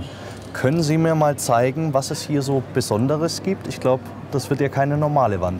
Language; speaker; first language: German; native; German